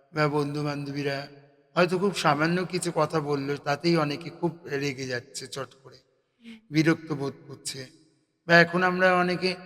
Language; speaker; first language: Bangla; native; Bangla